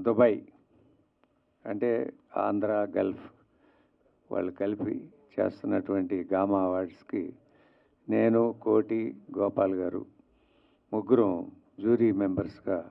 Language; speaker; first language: Telugu; native; Telugu